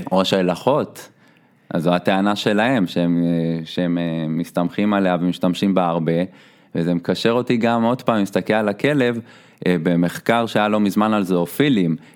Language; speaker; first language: Hebrew; native; Hebrew